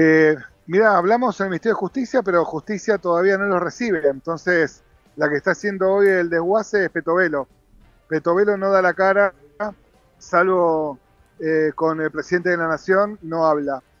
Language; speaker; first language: Spanish; native; Spanish